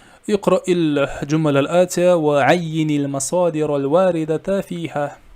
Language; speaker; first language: Arabic; non-native, fluent; Kazakh